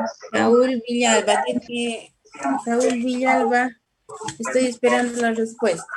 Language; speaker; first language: Spanish; native; Spanish